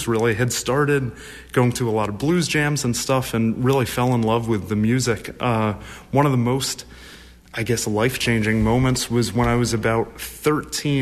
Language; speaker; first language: English; native; English